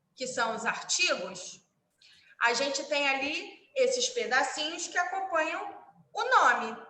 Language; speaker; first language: Portuguese; native; Portuguese